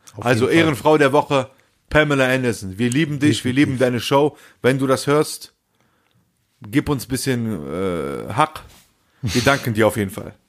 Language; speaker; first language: German; native; German